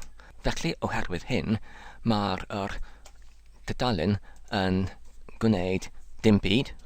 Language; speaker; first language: Welsh; non-native, learner; English